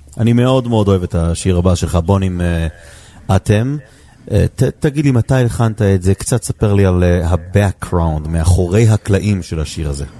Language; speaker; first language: Hebrew; native; Hebrew